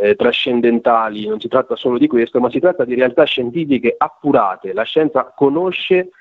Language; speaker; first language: Italian; native; Italian